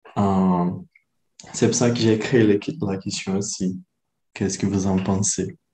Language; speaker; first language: French; non-native, learner; Portuguese